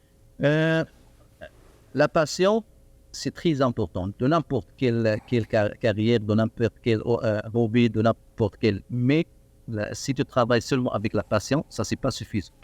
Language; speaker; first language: French; non-native, learner; Arabic